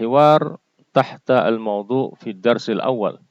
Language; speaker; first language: Arabic; non-native, fluent; Indonesian